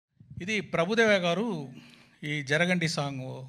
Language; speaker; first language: Telugu; non-native, learner; Tamil